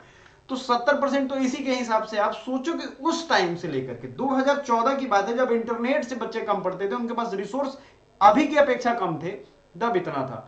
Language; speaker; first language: Hindi; native; Hindi